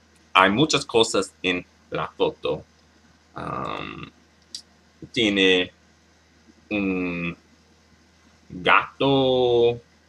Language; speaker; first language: Spanish; non-native, learner; English